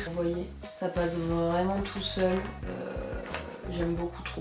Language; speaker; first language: French; native; French